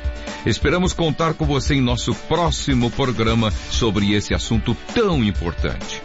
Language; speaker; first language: Portuguese; native; Portuguese